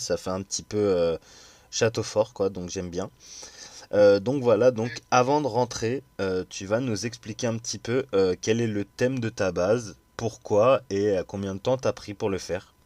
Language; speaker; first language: French; native; French